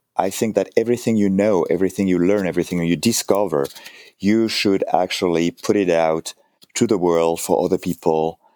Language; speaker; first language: English; non-native, fluent; French